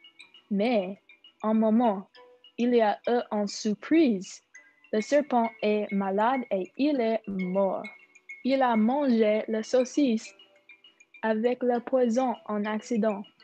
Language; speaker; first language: French; non-native, learner; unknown